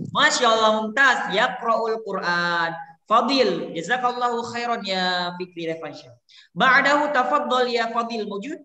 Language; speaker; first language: Arabic; non-native, learner; Indonesian